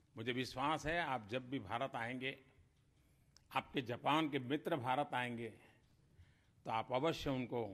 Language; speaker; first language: Hindi; native; Hindi